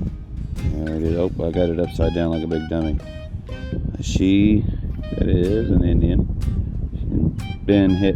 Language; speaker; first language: English; native; English